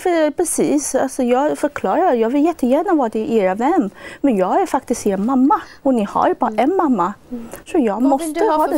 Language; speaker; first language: Swedish; non-native, fluent; Chinese